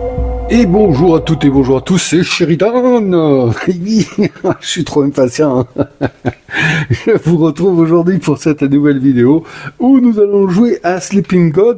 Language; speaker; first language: French; native; French